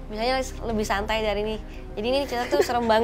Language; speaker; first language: Indonesian; native; Indonesian